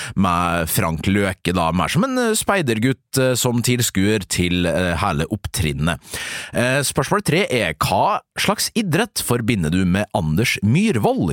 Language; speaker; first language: Norwegian; native; Norwegian